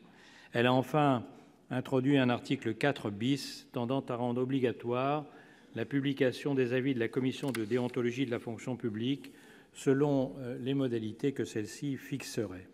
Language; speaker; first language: French; native; French